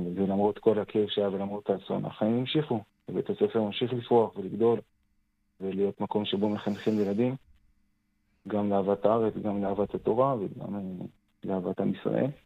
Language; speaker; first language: Hebrew; native; Hebrew